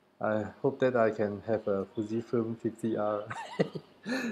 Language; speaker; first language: English; non-native, learner; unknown